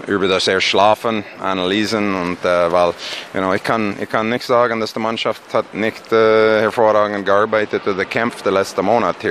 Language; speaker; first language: German; non-native, fluent; English